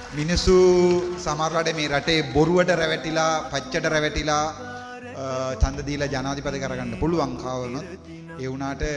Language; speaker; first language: Sinhala; non-native, local second language; Tamil